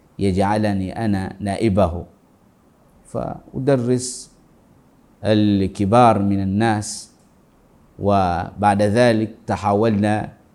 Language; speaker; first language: Arabic; non-native, fluent; Swahili